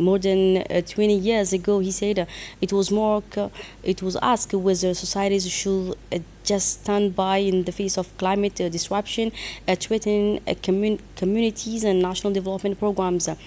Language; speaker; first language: English; non-native, fluent; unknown